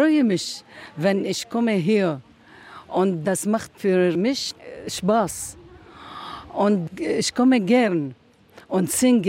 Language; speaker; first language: German; non-native, learner; Arabic